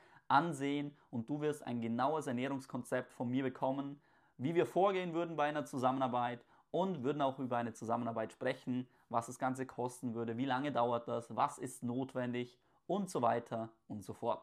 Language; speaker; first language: German; native; German